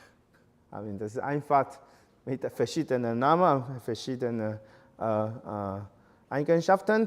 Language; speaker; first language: German; non-native, learner; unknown